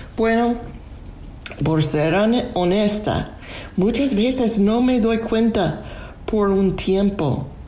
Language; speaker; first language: Spanish; non-native, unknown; English